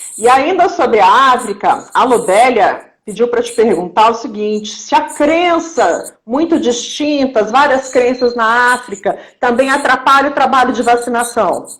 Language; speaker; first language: Portuguese; native; Portuguese